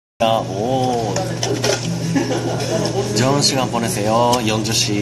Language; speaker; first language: Korean; non-native, fluent; Japanese